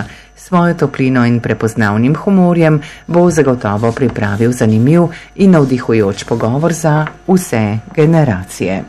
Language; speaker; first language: Slovenian; native; Slovenian